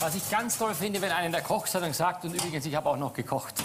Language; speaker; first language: German; native; German